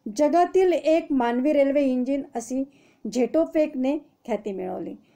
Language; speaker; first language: Hindi; non-native, local second language; Marathi